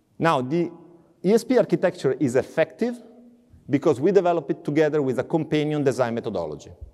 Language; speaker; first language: English; non-native, fluent; Italian